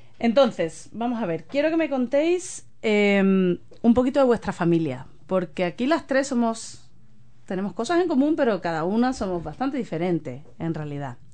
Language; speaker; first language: Spanish; native; Spanish